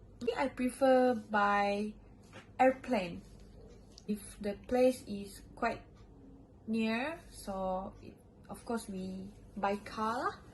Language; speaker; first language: English; non-native, local second language; Malay